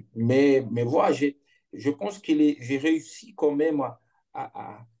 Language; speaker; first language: French; non-native, fluent; Portuguese